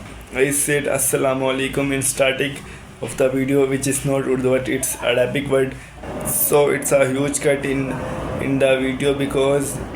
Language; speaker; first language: English; non-native, learner; Urdu